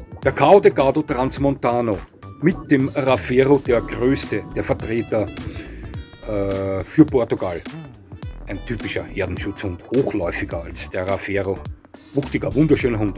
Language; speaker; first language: German; native; German